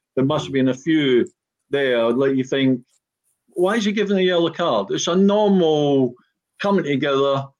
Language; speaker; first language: English; native; English